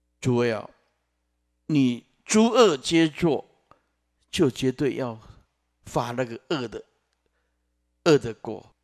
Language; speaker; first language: Chinese; non-native, local second language; Min Nan Chinese